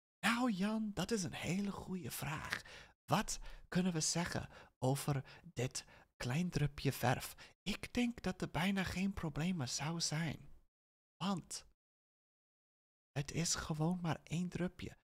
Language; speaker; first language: Dutch; non-native, learner; English